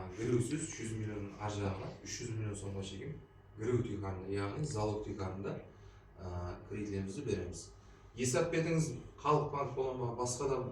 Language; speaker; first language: Uzbek; non-native, local second language; Kara-Kalpak